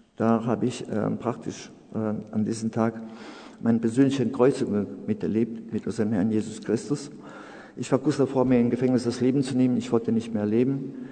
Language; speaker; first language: German; non-native, fluent; Serbian